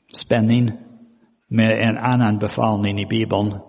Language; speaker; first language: Swedish; non-native, fluent; English